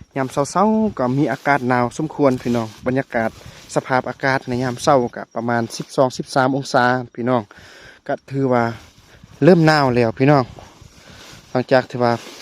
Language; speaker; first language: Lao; native; Lao